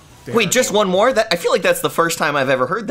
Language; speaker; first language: English; native; English